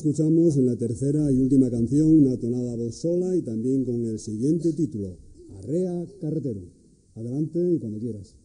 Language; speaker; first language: Spanish; native; Spanish